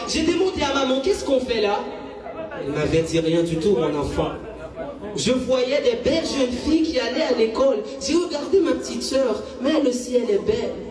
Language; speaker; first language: French; non-native, local second language; Haitian Creole